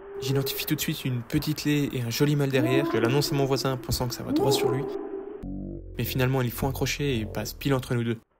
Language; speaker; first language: French; native; French